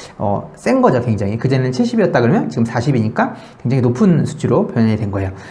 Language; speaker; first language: Korean; native; Korean